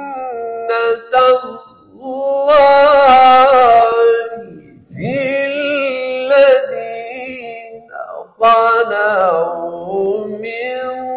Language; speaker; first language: Arabic; native; Arabic